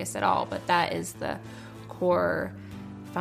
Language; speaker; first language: English; native; English